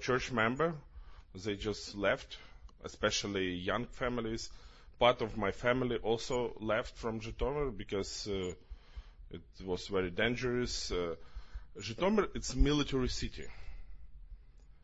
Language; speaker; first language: English; non-native, learner; Ukrainian